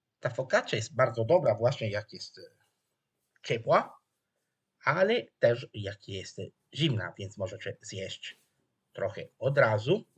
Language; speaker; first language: Polish; non-native, fluent; Italian